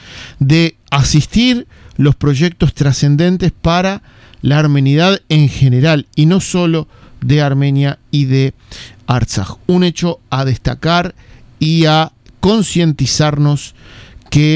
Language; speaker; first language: Spanish; native; Spanish